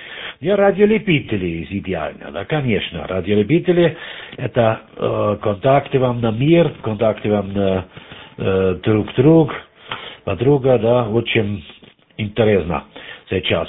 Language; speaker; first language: Russian; non-native, learner; German